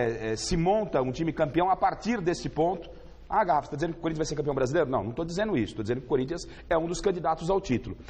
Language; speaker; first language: Portuguese; native; Portuguese